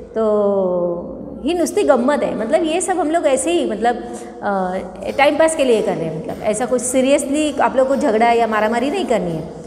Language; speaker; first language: Hindi; non-native, local second language; Marathi